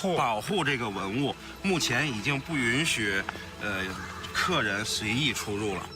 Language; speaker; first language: Chinese; native; Chinese